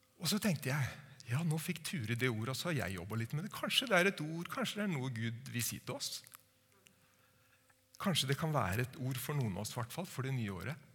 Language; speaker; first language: Norwegian; native; Norwegian